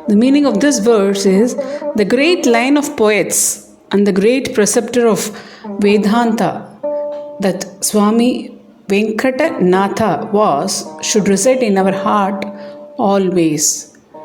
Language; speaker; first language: English; non-native, local second language; Tamil